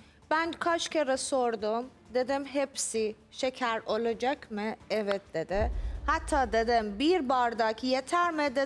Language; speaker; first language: Turkish; non-native, learner; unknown